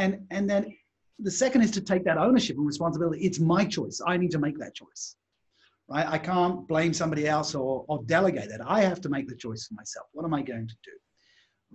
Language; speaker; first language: English; native; English